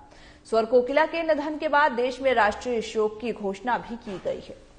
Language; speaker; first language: Hindi; native; Hindi